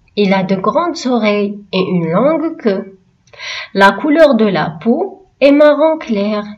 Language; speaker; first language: French; non-native, local second language; Arabic